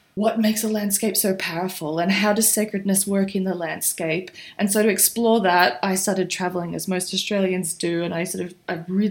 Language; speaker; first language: English; native; English